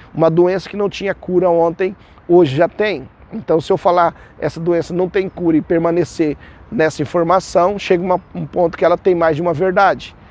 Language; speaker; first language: Portuguese; native; Portuguese